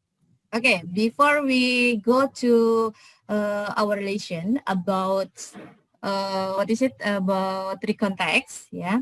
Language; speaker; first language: English; non-native, fluent; Indonesian